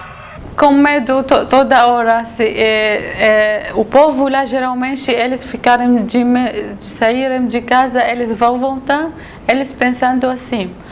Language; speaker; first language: Portuguese; non-native, learner; Arabic